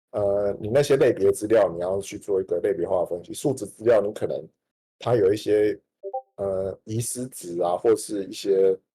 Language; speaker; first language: Chinese; native; Chinese